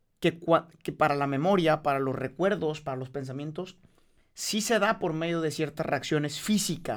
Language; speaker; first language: Spanish; native; Spanish